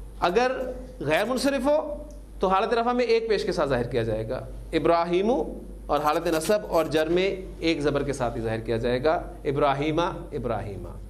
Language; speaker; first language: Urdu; native; Urdu